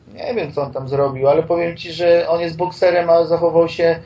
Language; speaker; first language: Polish; native; Polish